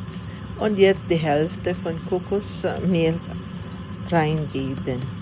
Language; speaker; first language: German; non-native, learner; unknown